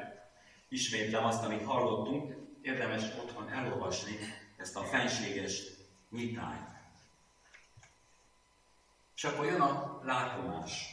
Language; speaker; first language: Hungarian; native; Hungarian